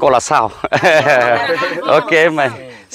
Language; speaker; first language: Portuguese; non-native, learner; Vietnamese